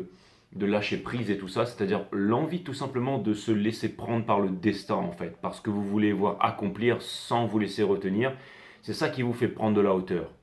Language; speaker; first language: French; native; French